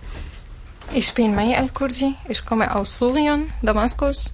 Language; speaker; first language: German; non-native, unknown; Arabic